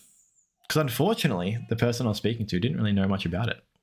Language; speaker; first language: English; native; English